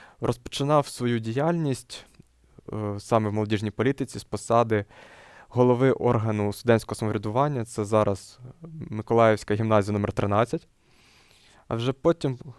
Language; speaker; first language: Ukrainian; native; Ukrainian